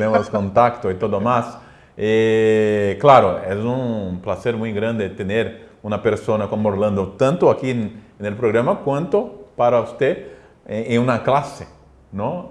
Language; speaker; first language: Spanish; non-native, learner; Portuguese